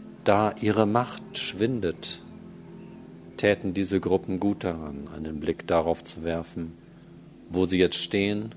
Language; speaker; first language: German; native; German